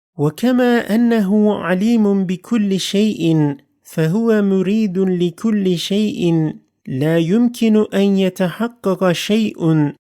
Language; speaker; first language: Arabic; non-native, fluent; Turkish